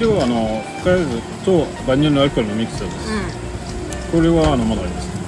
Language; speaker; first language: Japanese; non-native, learner; French